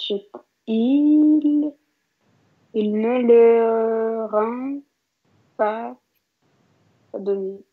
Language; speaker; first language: French; non-native, learner; Russian